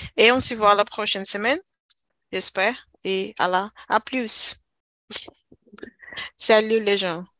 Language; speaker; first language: French; non-native, learner; Portuguese